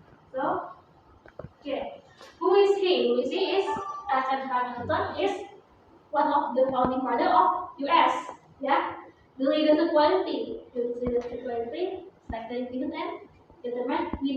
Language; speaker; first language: English; non-native, fluent; Indonesian